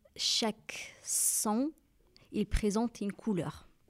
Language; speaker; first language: French; non-native, learner; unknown